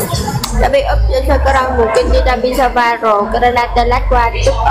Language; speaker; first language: Indonesian; non-native, learner; Vietnamese